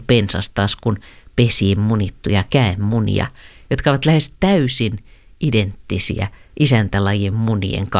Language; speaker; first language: Finnish; native; Finnish